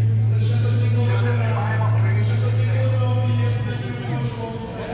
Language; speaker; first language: Ukrainian; native; Ukrainian